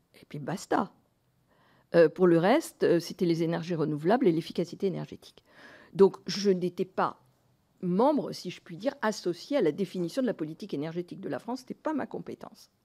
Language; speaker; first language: French; native; French